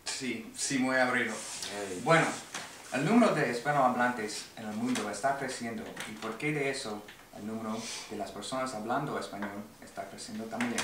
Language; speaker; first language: Spanish; non-native, learner; English